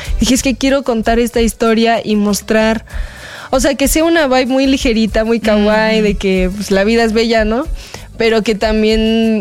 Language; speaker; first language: Spanish; non-native, fluent; Korean